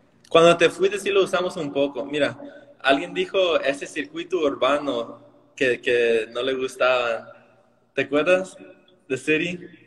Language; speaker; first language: Spanish; early bilingual, heritage; Spanish